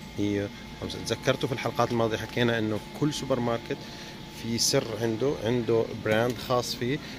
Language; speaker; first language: Arabic; native; Arabic